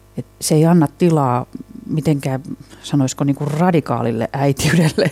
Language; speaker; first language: Finnish; native; Finnish